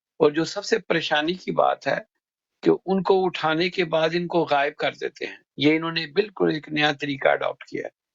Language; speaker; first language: Urdu; native; Urdu